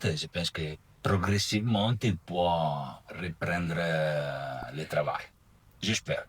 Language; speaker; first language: French; non-native, learner; Italian